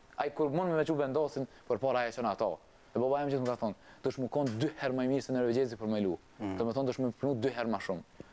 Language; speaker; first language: Albanian; early bilingual, heritage; Albanian